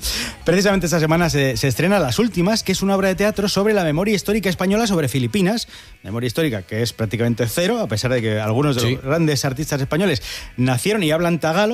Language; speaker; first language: Spanish; native; Spanish